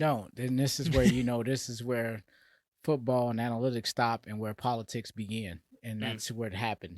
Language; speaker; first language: English; native; English